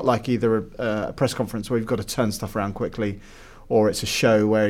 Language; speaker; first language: English; native; English